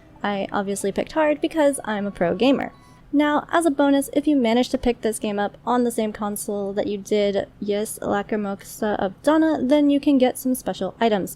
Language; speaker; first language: English; native; English